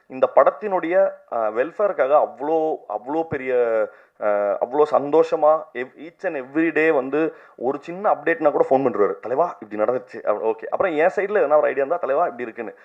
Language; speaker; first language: Tamil; native; Tamil